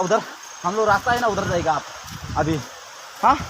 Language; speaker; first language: Hindi; non-native, local second language; Bodo